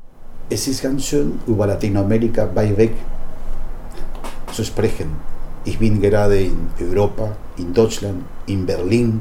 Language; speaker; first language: German; non-native, fluent; Spanish